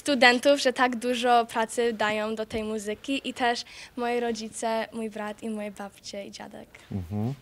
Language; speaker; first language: Polish; early bilingual, heritage; Polish